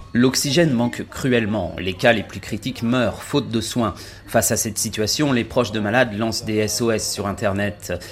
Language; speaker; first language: French; native; French